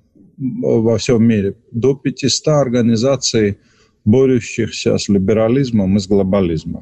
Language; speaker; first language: Russian; non-native, local second language; Georgian